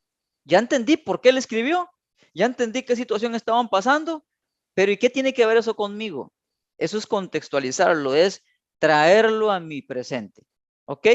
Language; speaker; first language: Spanish; native; Spanish